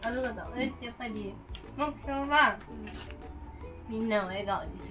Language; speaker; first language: Japanese; native; Japanese